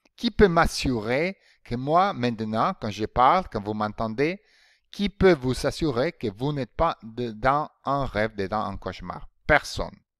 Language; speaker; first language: French; non-native, fluent; Spanish